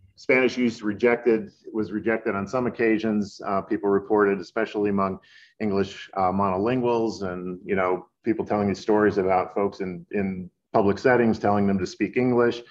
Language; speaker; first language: English; native; English